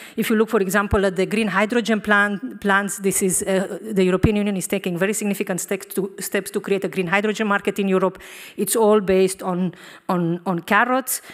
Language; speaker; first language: English; non-native, fluent; Romanian